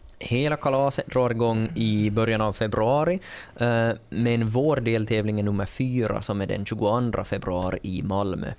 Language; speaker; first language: Swedish; native; Swedish